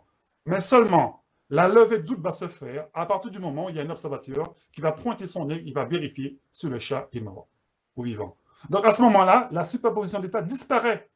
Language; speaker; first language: French; native; French